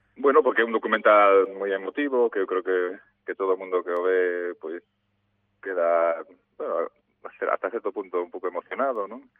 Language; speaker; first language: Galician; native; Galician